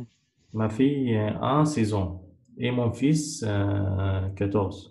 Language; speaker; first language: French; non-native, learner; Arabic